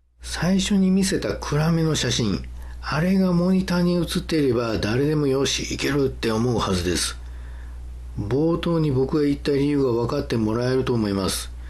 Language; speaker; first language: Japanese; native; Japanese